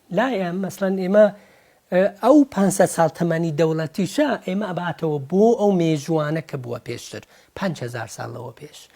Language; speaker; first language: Central Kurdish; early bilingual, heritage; Central Kurdish